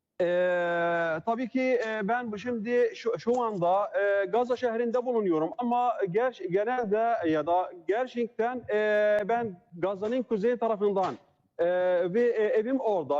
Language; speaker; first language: Turkish; non-native, learner; Arabic